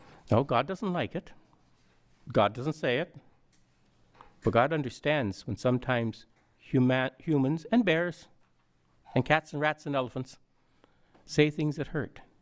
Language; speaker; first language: English; native; English